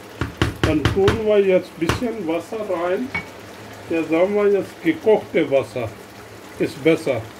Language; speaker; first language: German; non-native, learner; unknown